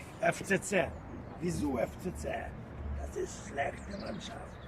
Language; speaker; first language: German; non-native, learner; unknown